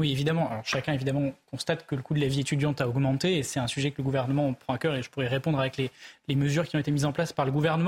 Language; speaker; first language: French; native; French